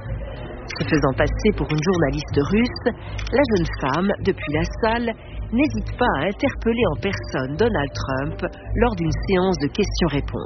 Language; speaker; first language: French; native; French